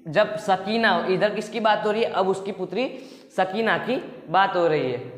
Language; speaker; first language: Hindi; non-native, local second language; Gujarati